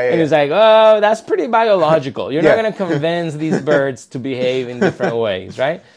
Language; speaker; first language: English; non-native, fluent; Spanish